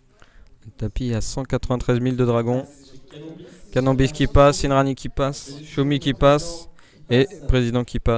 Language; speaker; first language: French; native; French